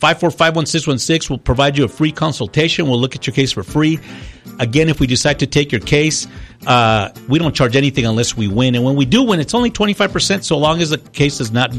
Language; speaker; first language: English; early bilingual, other home language; Spanish